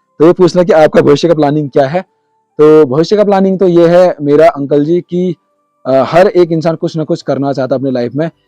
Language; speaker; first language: Hindi; native; Hindi